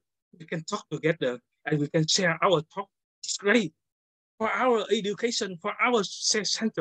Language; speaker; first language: English; non-native, learner; Vietnamese